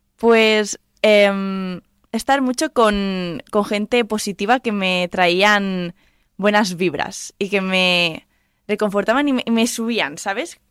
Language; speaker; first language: Spanish; non-native, local second language; Catalan